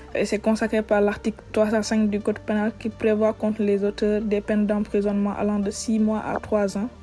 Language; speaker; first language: French; non-native, local second language; Wolof